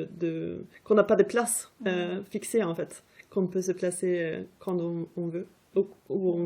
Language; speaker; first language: French; non-native, fluent; Swedish